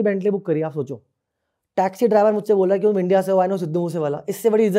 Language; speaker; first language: Hindi; native; Hindi